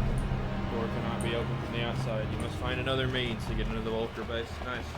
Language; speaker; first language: English; native; English